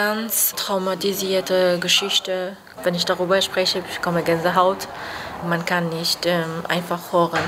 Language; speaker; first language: German; non-native, fluent; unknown